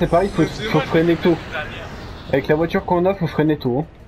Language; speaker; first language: French; native; French